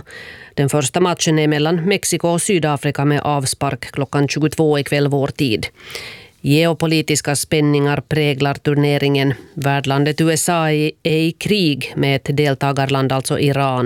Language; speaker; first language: Swedish; native; Swedish